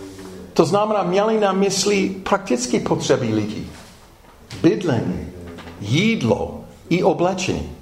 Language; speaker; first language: Czech; non-native, fluent; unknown